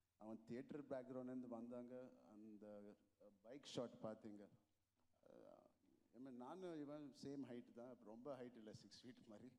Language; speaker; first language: Tamil; non-native, local second language; Telugu